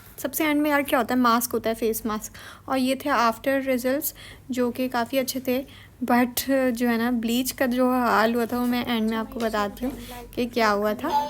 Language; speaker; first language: Urdu; native; Urdu